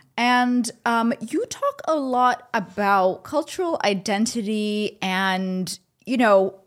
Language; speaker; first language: English; early bilingual, other home language; Arabic